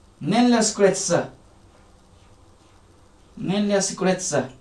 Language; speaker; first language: Italian; non-native, learner; Turkish